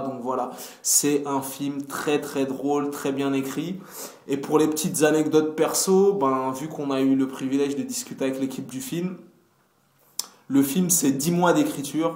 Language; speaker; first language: French; native; French